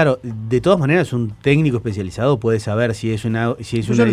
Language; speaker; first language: Spanish; native; Spanish